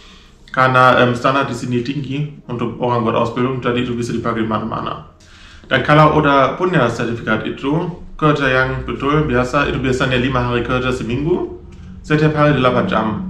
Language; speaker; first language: Indonesian; non-native, learner; German